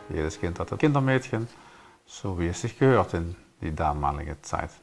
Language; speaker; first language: German; non-native, fluent; Dutch